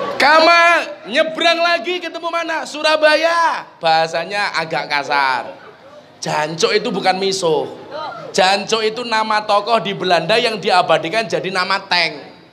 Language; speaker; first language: Indonesian; non-native, local second language; Javanese